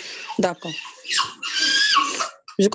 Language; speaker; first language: French; non-native, learner; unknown